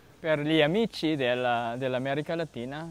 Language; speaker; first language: Spanish; non-native, learner; Filipino